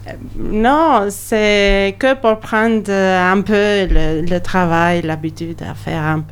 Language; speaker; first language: French; non-native, learner; Albanian